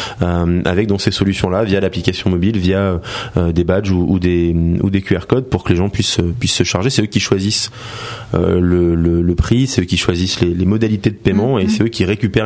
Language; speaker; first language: French; native; French